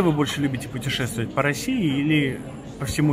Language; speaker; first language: Russian; native; Russian